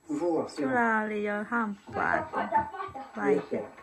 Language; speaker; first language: Finnish; non-native, learner; Vietnamese